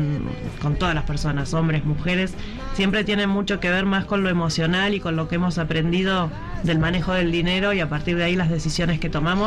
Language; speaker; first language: Spanish; native; Spanish